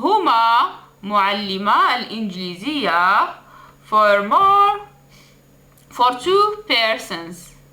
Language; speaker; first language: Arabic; native; Arabic